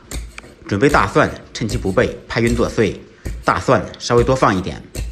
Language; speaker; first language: Chinese; native; Chinese